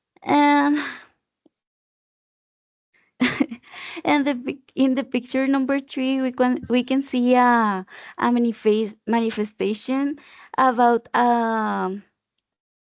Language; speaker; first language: English; non-native, learner; Spanish